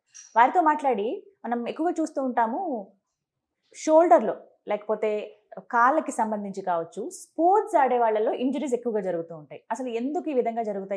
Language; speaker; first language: Telugu; native; Telugu